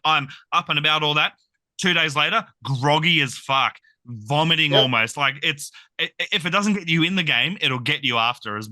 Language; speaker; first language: English; native; English